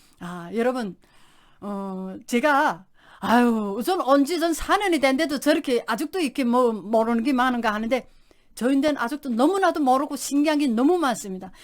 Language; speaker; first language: Korean; native; Korean